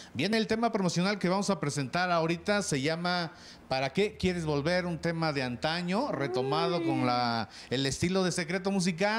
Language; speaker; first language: Spanish; native; Spanish